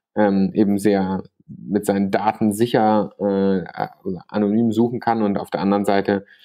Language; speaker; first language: German; native; German